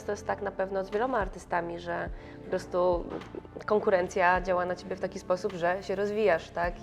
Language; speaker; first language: Polish; native; Polish